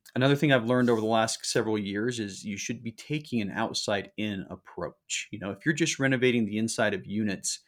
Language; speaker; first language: English; native; English